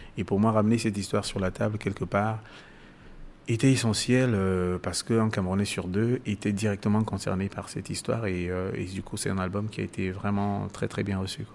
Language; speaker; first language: French; non-native, local second language; Basaa